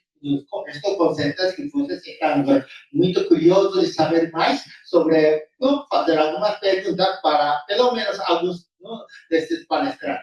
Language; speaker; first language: Portuguese; non-native, fluent; Japanese